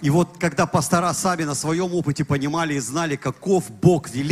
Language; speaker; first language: Russian; native; Russian